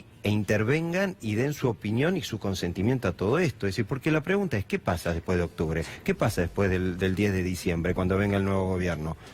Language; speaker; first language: Spanish; native; Spanish